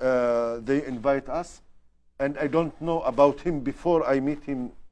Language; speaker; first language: English; non-native, learner; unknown